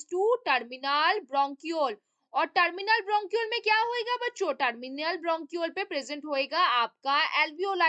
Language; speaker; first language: Hindi; native; Hindi